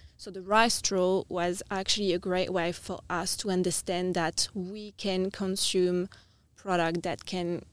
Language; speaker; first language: English; non-native, fluent; French